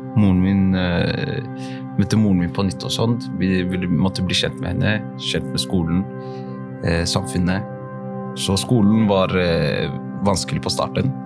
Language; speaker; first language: Norwegian; early bilingual, other home language; Somali